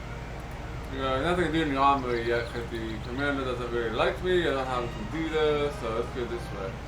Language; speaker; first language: English; native; English